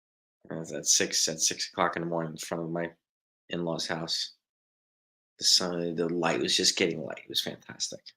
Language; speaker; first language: English; native; English